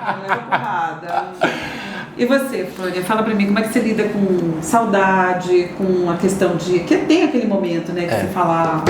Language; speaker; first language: Portuguese; native; Portuguese